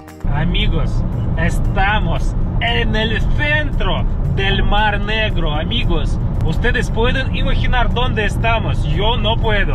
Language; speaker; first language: Spanish; non-native, fluent; Russian